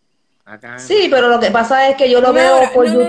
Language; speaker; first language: Spanish; native; Spanish